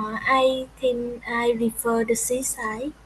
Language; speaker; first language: English; non-native, learner; Vietnamese